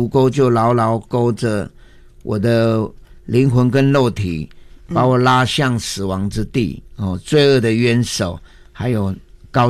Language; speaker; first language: Chinese; native; Chinese